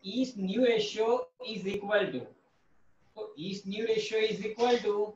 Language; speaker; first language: Hindi; non-native, local second language; Gujarati